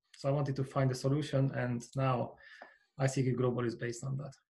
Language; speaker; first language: English; non-native, fluent; Hungarian